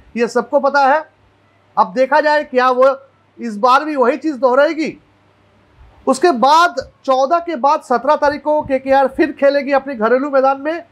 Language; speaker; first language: Hindi; non-native, local second language; Bangla